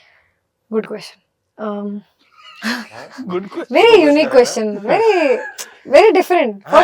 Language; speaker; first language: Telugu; non-native, local second language; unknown